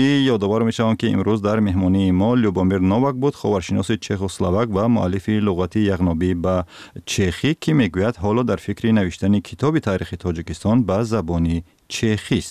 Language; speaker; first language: Tajik; native; Tajik